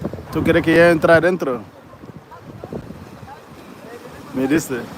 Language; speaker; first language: Spanish; non-native, learner; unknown